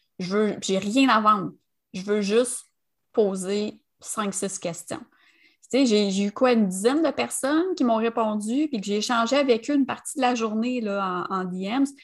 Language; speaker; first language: French; native; French